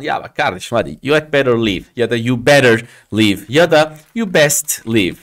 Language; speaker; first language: English; non-native, fluent; Turkish